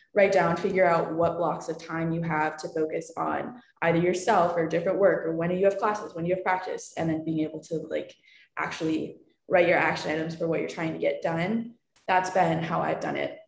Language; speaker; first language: English; native; English